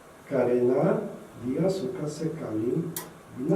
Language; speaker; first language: Indonesian; non-native, learner; Polish